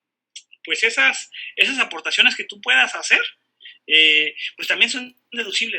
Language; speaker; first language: Spanish; native; Spanish